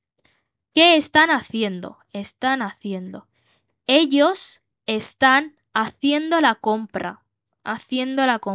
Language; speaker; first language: Spanish; non-native, fluent; Bangla